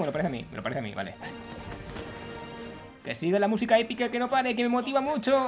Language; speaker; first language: Spanish; native; Spanish